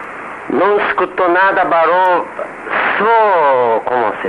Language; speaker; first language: Portuguese; non-native, learner; Japanese